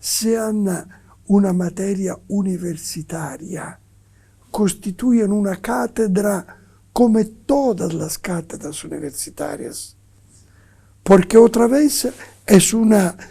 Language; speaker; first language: Spanish; non-native, fluent; Italian